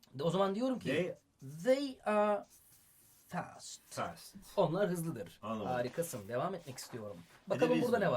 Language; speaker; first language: Turkish; native; Turkish